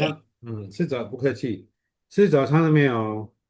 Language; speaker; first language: Chinese; non-native, fluent; Indonesian